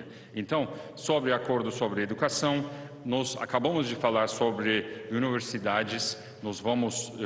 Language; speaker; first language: Portuguese; non-native, fluent; Turkish